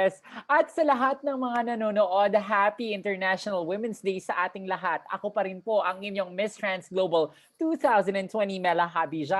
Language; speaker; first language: Filipino; native; Filipino